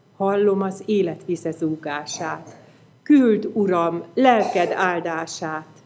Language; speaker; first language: Hungarian; native; Hungarian